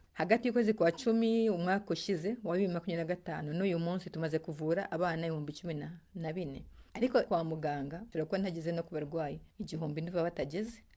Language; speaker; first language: Kinyarwanda; early bilingual, heritage; Kinyarwanda